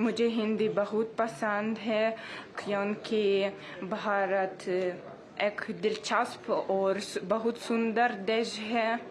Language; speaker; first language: Hindi; non-native, learner; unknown